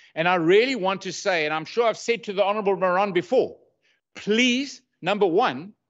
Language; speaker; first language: English; native; English